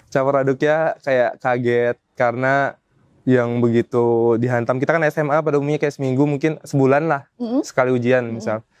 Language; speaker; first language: Indonesian; native; Indonesian